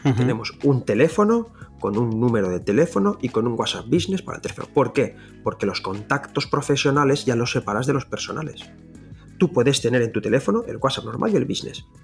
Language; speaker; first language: Spanish; non-native, local second language; Catalan